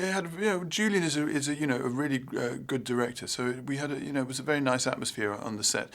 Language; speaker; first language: English; native; English